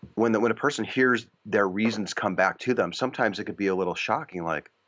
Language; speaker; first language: English; native; English